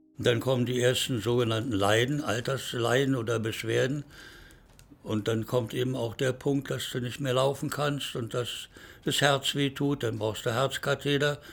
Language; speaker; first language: German; native; German